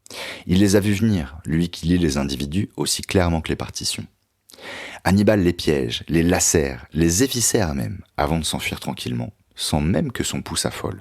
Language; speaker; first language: French; native; French